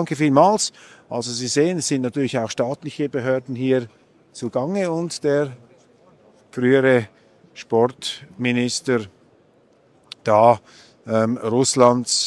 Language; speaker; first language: German; native; German